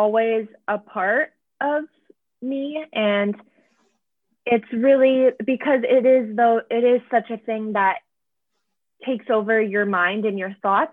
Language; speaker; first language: English; native; English